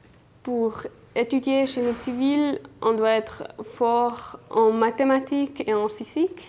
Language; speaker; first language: French; non-native, local second language; German